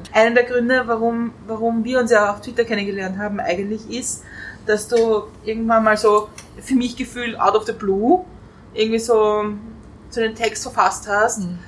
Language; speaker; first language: German; native; German